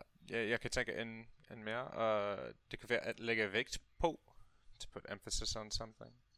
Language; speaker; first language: Danish; non-native, learner; English